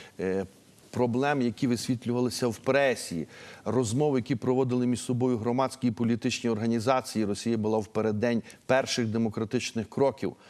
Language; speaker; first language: Ukrainian; native; Ukrainian